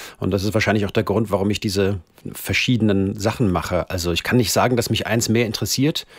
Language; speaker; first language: German; native; German